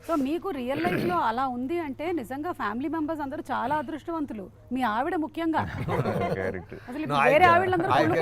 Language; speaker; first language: Telugu; native; Telugu